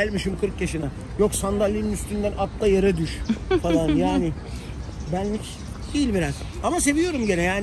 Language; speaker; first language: Turkish; native; Turkish